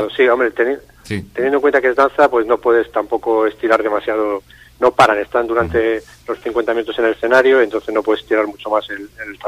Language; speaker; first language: Spanish; native; Spanish